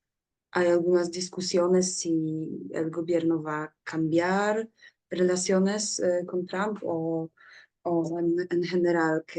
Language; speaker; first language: Spanish; non-native, learner; Polish